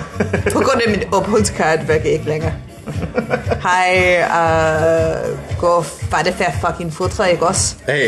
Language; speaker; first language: Danish; non-native, learner; English